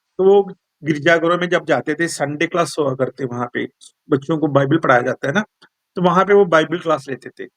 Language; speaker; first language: Hindi; non-native, local second language; Malayalam